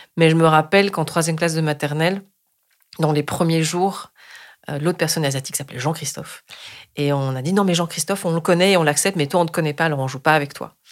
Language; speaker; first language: French; native; French